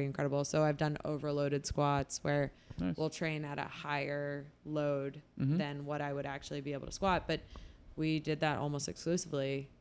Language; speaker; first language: English; native; English